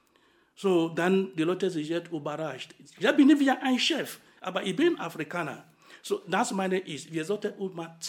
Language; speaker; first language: German; non-native, fluent; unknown